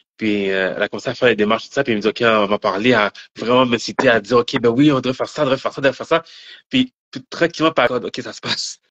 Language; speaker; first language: French; native; French